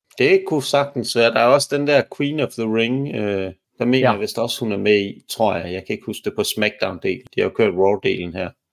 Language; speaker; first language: Danish; native; Danish